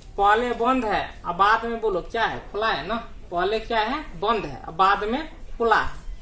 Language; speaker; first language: Hindi; native; Hindi